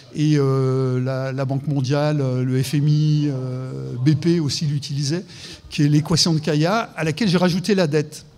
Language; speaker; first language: French; native; French